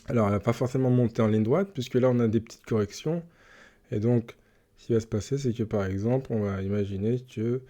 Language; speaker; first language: French; native; French